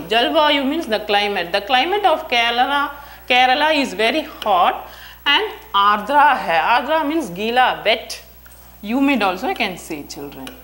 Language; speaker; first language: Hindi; non-native, local second language; Tamil